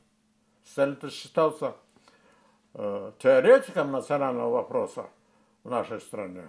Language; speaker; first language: Russian; non-native, local second language; Karachay-Balkar